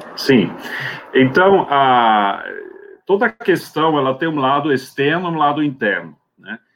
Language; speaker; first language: Portuguese; non-native, fluent; Swiss German